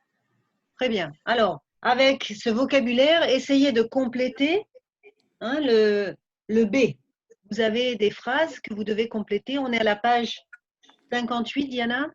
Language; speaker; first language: French; non-native, fluent; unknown